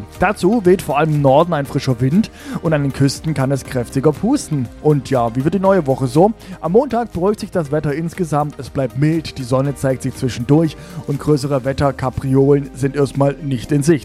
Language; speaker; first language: German; native; German